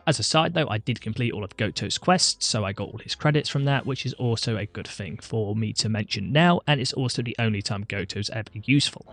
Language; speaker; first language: English; native; English